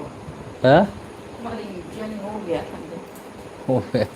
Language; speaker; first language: Hindi; non-native, local second language; Bodo